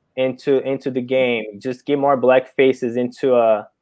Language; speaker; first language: English; non-native, fluent; Portuguese